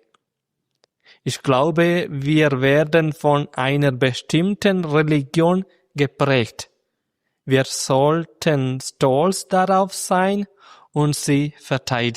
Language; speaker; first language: German; non-native, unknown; Malayalam